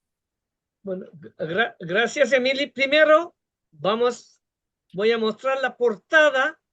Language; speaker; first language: Spanish; non-native, fluent; Bangla